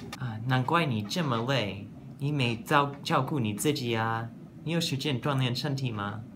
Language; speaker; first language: Chinese; non-native, learner; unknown